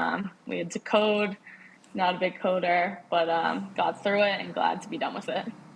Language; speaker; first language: English; native; English